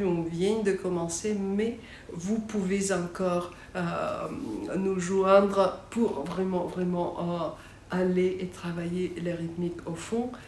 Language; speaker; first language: French; non-native, fluent; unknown